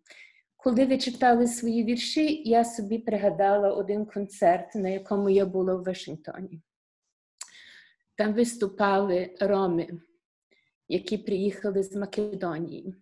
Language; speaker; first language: Ukrainian; early bilingual, heritage; Ukrainian